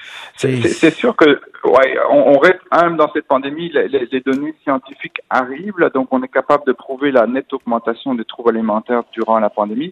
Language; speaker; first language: French; native; French